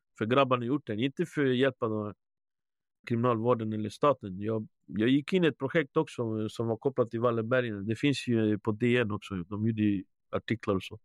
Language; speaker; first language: Swedish; early bilingual, other home language; Spanish